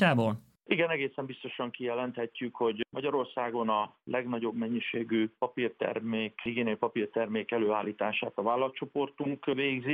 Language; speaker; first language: Hungarian; native; Hungarian